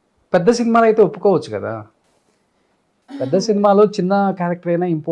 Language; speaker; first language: Telugu; native; Telugu